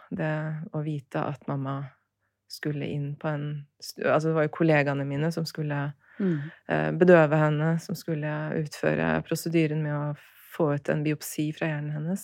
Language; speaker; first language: Norwegian; early bilingual, other home language; Turkish